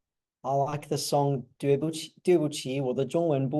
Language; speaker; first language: Chinese; non-native, fluent; English